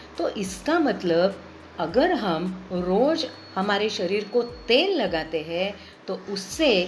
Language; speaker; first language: Hindi; non-native, local second language; Marathi